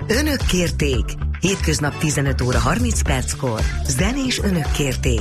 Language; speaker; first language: Hungarian; native; Hungarian